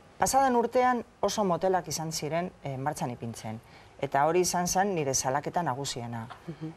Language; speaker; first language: Basque; non-native, local second language; Spanish